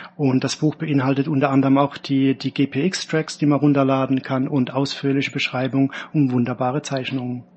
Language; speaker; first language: German; native; German